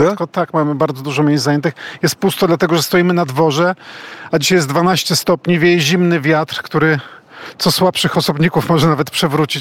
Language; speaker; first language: Polish; native; Polish